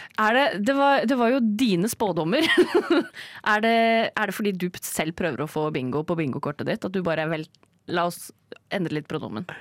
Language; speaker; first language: Norwegian; native; Norwegian